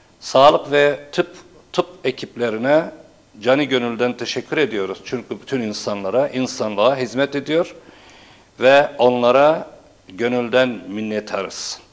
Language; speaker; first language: Turkish; non-native, local second language; Turoyo